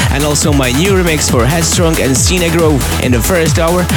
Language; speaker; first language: English; non-native, fluent; Slovak